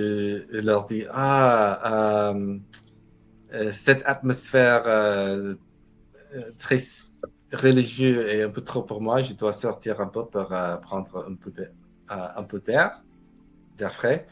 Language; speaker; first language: French; non-native, fluent; English